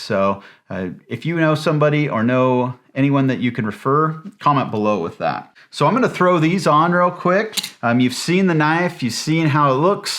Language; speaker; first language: English; native; English